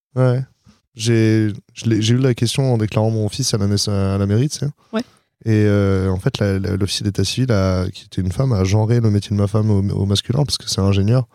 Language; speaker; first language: French; native; French